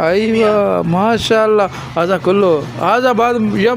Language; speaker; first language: Arabic; non-native, learner; Urdu